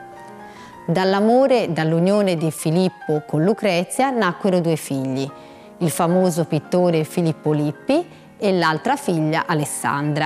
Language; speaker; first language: Italian; native; Italian